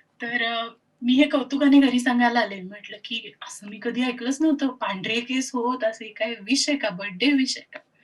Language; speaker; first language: Marathi; native; Marathi